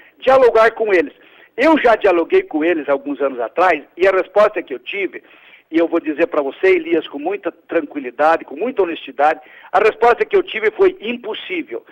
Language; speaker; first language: Portuguese; early bilingual, other home language; Italian